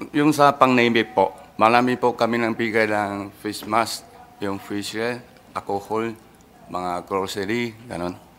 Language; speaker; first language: Filipino; early bilingual, other home language; Min Nan Chinese